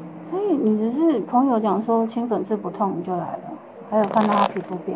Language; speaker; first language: Chinese; native; Chinese